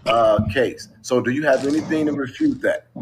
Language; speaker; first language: English; native; English